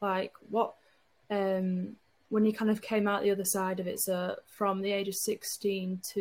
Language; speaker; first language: English; native; English